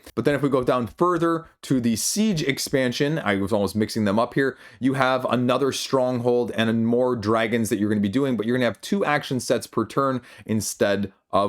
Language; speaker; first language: English; native; English